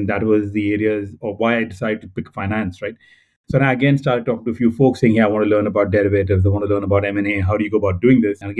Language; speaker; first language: English; non-native, local second language; Telugu